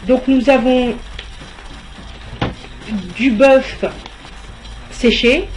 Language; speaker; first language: French; native; French